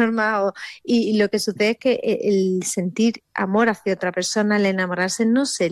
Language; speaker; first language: Spanish; native; Spanish